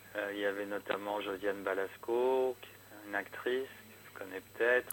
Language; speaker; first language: French; native; French